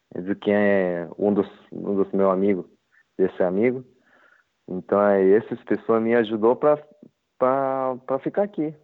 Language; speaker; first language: Portuguese; non-native, learner; Japanese